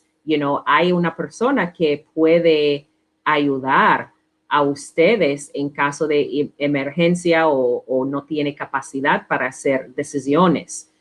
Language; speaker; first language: Spanish; non-native, learner; English